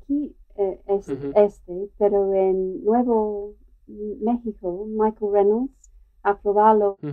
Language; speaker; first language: Spanish; non-native, learner; English